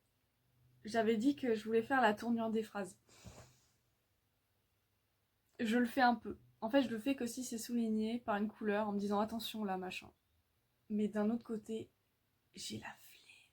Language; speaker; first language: French; native; French